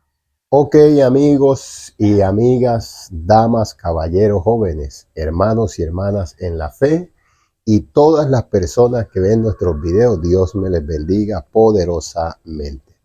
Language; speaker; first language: Spanish; native; Spanish